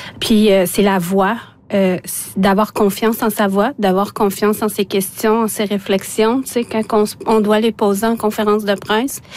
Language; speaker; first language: French; non-native, local second language; Innu-aimun